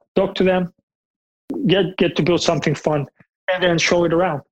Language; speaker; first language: English; non-native, fluent; Bulgarian